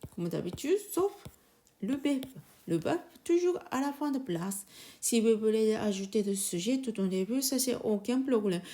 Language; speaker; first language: French; non-native, learner; Japanese